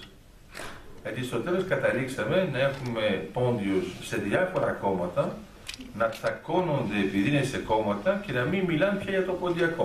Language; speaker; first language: Greek; early bilingual, heritage; Greek